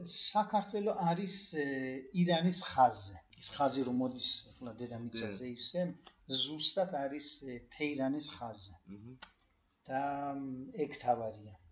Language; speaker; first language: Georgian; early bilingual, heritage; Georgian